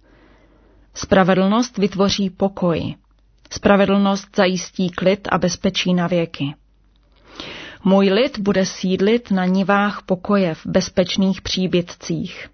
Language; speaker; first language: Czech; native; Czech